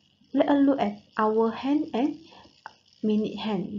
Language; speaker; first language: English; non-native, local second language; Malay